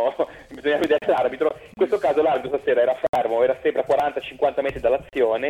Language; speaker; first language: Italian; native; Italian